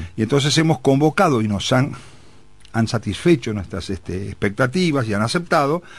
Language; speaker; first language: Spanish; native; Spanish